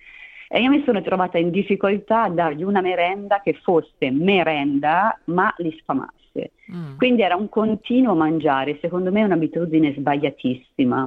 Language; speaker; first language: Italian; native; Italian